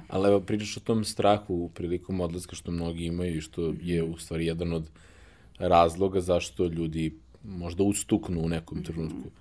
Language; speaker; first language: Serbian; native; Serbian